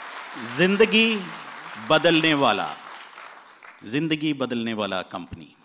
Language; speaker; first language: Hindi; non-native, fluent; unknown